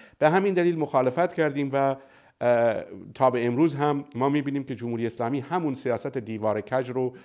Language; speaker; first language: Persian; non-native, local second language; Baluchi